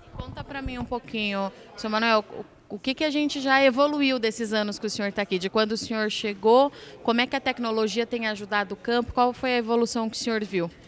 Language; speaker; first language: Portuguese; native; Portuguese